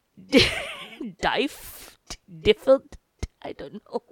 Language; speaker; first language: English; non-native, local second language; Cebuano